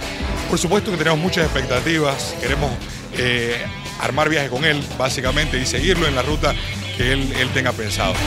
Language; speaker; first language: Spanish; native; Spanish